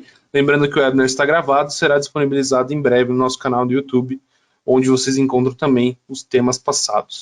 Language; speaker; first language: Portuguese; native; Portuguese